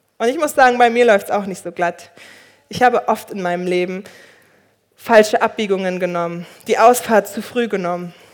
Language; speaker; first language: German; early bilingual, other home language; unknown